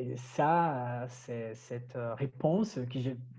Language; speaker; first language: French; non-native, fluent; Portuguese